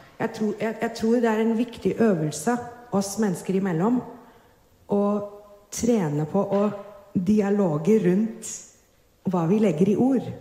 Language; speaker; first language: Norwegian; non-native, fluent; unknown